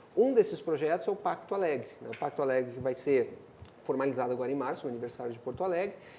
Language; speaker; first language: Portuguese; native; Portuguese